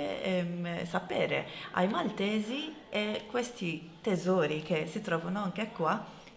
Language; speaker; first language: Italian; non-native, fluent; Maltese